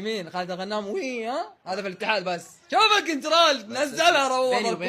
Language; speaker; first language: Arabic; native; Arabic